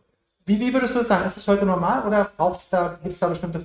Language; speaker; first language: German; native; German